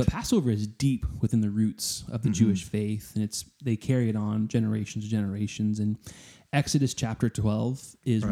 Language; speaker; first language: English; native; English